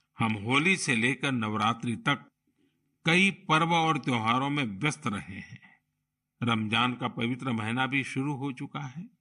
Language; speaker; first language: Hindi; non-native, local second language; Gujarati